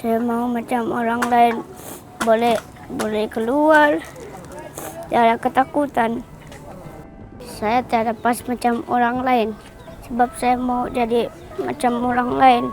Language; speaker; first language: Indonesian; non-native, local second language; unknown